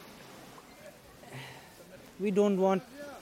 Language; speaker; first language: English; non-native, learner; Persian